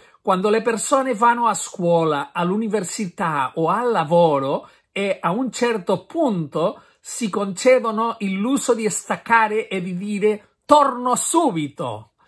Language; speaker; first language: Italian; non-native, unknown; Catalan